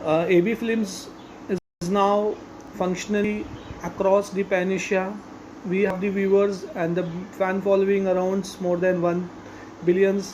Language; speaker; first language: English; non-native, local second language; Marathi